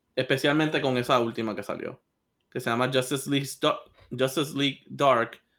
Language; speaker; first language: Spanish; early bilingual, heritage; Spanish